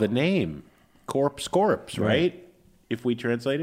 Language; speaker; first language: English; native; English